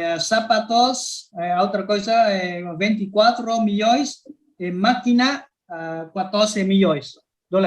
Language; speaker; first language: Portuguese; non-native, learner; Vietnamese